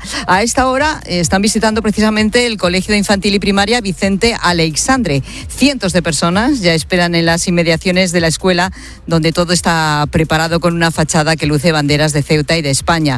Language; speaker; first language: Spanish; native; Spanish